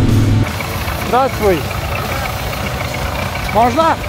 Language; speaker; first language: Russian; non-native, learner; Slovak